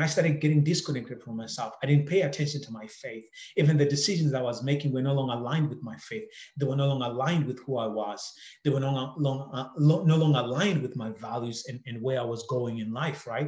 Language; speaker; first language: English; non-native, local second language; Shona